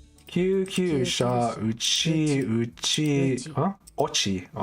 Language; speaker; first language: Japanese; non-native, learner; English